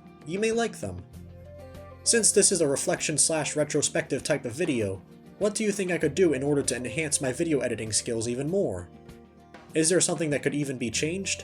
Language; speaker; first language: English; native; English